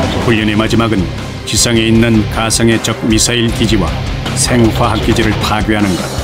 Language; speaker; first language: Korean; native; Korean